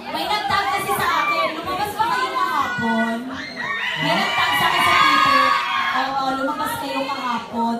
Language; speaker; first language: Filipino; native; Filipino